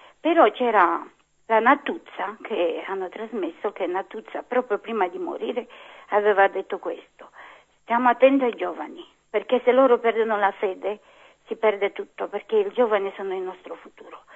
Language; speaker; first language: Italian; non-native, fluent; Romanian